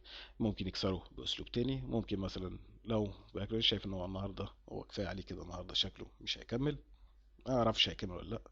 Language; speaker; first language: Arabic; native; Arabic